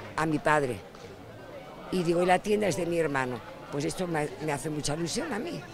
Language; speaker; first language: Spanish; native; Spanish